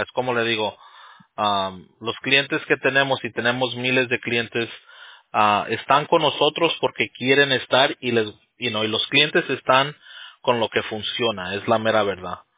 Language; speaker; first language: Spanish; early bilingual, heritage; Spanish